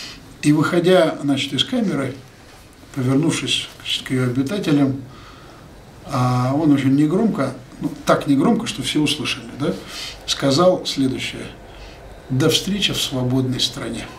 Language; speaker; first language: Russian; native; Russian